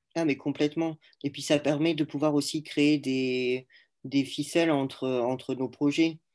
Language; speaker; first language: French; native; French